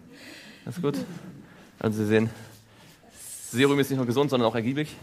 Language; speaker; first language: German; native; German